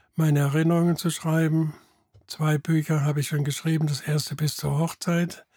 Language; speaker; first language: German; native; German